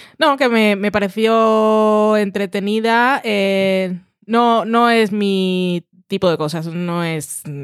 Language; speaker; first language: Spanish; native; Spanish